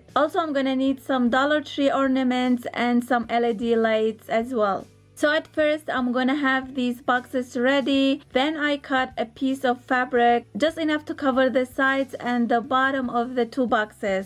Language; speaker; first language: English; non-native, fluent; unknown